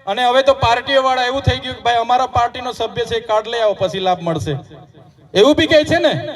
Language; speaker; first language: Gujarati; non-native, local second language; Vasavi